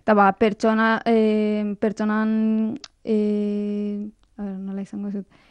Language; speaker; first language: Basque; non-native, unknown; Arabic